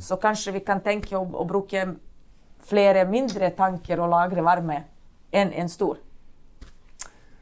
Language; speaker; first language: Norwegian; non-native, fluent; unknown